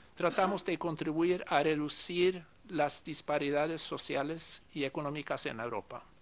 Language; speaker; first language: Spanish; non-native, fluent; Norwegian